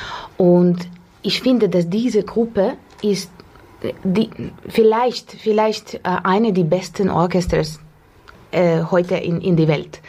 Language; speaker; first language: German; non-native, fluent; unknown